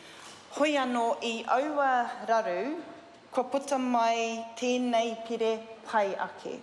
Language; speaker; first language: Māori; non-native, learner; English